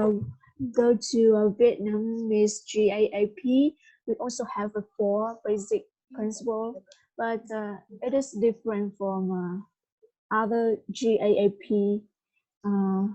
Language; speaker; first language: English; non-native, learner; Vietnamese